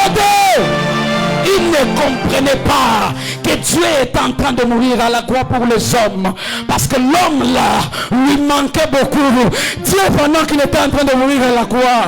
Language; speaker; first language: French; non-native, local second language; Swahili